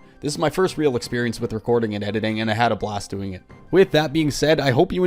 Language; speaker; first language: English; native; English